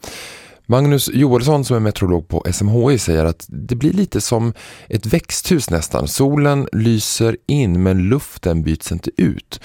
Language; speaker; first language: Swedish; native; Swedish